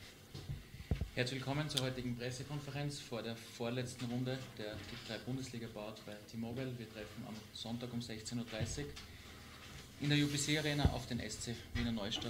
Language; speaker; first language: German; native; German